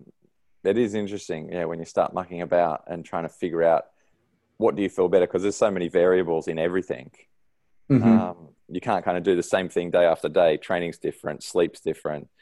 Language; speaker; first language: English; native; English